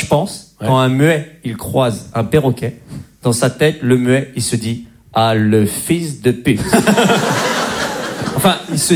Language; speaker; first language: French; native; French